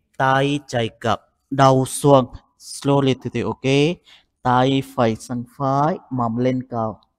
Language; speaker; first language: Vietnamese; non-native, learner; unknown